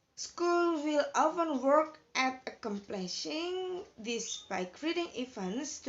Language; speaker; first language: English; non-native, fluent; Indonesian